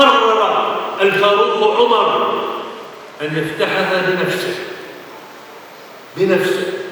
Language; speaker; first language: Arabic; native; Arabic